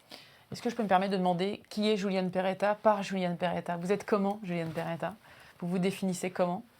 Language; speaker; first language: French; native; French